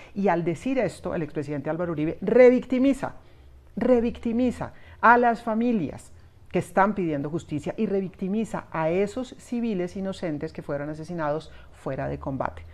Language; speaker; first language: Spanish; native; Spanish